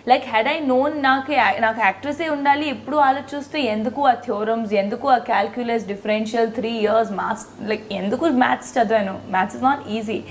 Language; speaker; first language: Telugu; non-native, fluent; Hindi